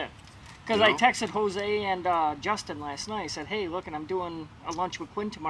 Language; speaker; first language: English; native; English